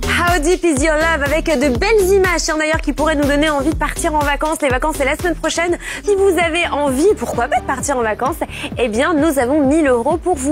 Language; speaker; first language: French; native; French